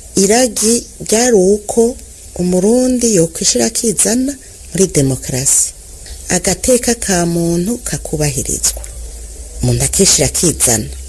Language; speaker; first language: Rundi; early bilingual, other home language; Kinyarwanda